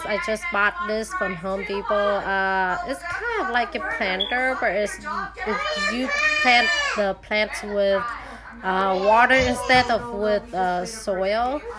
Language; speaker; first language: English; non-native, fluent; Vietnamese